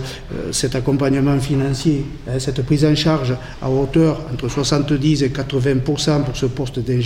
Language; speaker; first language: French; native; French